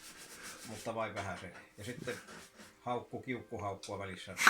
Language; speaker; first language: Finnish; native; Finnish